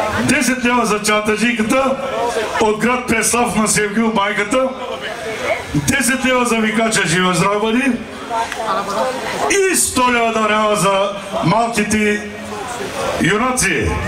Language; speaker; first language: Bulgarian; non-native, local second language; Turkish